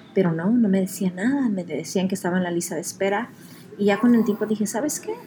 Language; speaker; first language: Spanish; early bilingual, heritage; Spanish